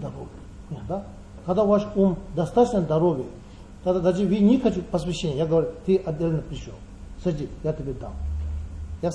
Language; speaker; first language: Russian; non-native, learner; Tibetan